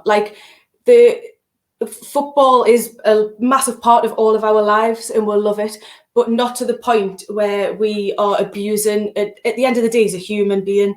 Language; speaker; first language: English; native; English